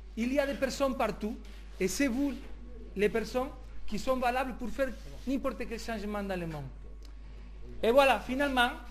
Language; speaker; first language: French; non-native, learner; Spanish